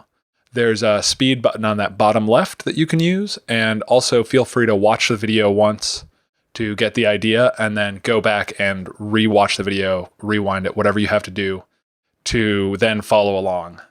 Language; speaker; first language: English; native; English